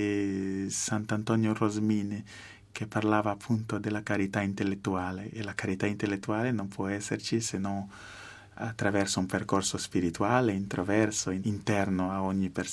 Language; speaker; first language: Italian; non-native, fluent; Portuguese